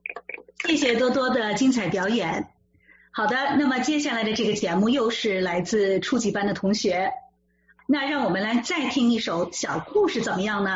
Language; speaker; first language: Chinese; native; Chinese